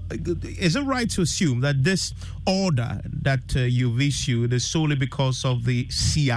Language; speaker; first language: English; non-native, local second language; Akan